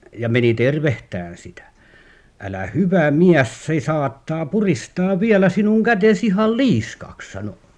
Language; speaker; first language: Finnish; native; Finnish